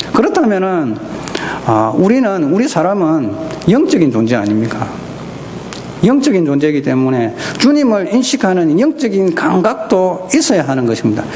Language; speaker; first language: Korean; native; Korean